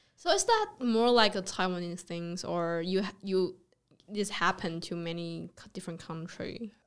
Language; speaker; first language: English; non-native, fluent; Chinese